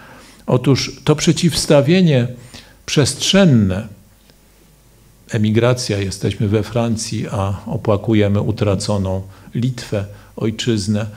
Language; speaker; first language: Polish; native; Polish